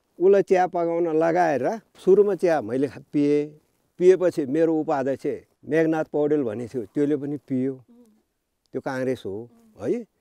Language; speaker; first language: Nepali; non-native, local second language; Gurung